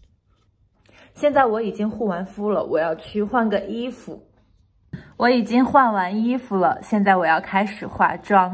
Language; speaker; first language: Chinese; native; Chinese